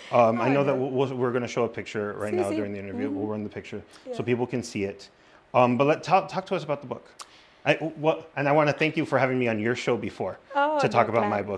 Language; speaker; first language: English; early bilingual, other home language; Spanish